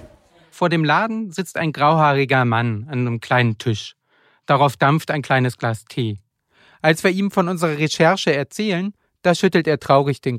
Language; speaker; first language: German; native; German